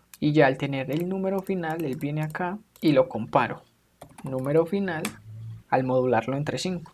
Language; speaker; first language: Spanish; native; Spanish